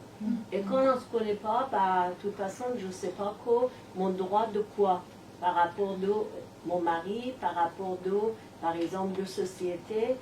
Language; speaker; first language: French; non-native, learner; Persian